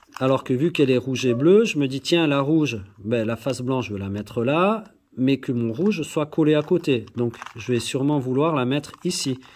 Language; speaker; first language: French; native; French